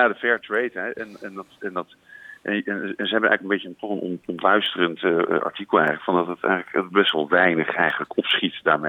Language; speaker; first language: Dutch; native; Dutch